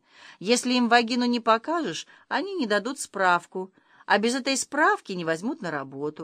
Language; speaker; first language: Russian; native; Russian